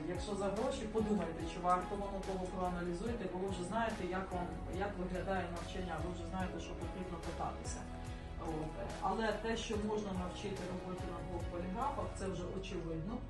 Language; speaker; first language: Ukrainian; native; Ukrainian